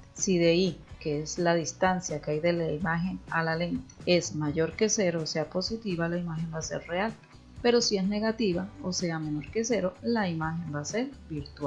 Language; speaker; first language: Spanish; native; Spanish